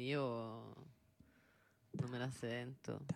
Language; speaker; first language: Italian; native; Italian